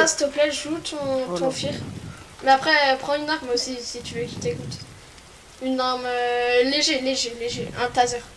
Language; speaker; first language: French; native; French